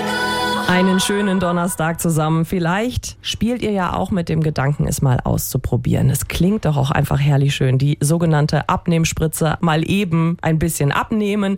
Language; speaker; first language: German; native; German